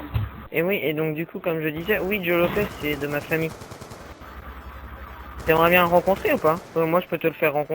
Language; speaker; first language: French; native; French